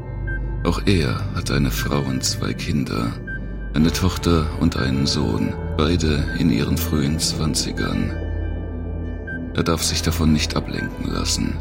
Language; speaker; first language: German; native; German